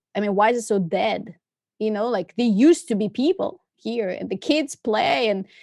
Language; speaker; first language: English; non-native, fluent; Russian